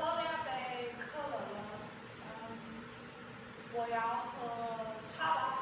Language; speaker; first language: Chinese; non-native, learner; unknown